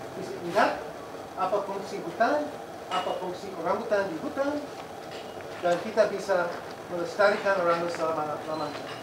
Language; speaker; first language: Indonesian; non-native, fluent; English